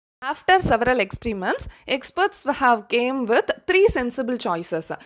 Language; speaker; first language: English; non-native, local second language; Tamil